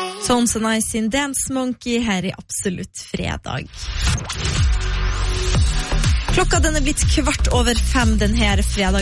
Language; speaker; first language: Norwegian; native; Norwegian